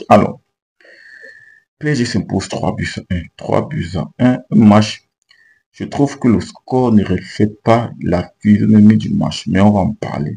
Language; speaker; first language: French; native; French